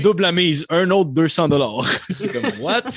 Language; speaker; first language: French; native; French